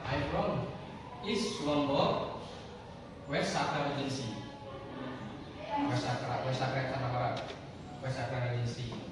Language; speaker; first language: English; non-native, learner; Indonesian